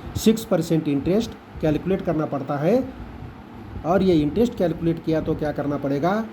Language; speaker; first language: Hindi; non-native, local second language; Marathi